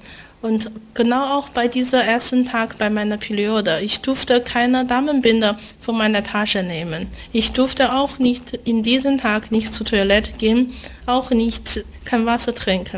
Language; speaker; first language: German; non-native, fluent; Chinese